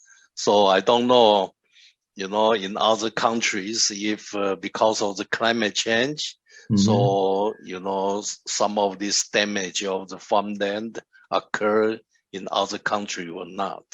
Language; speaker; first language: English; non-native, learner; Chinese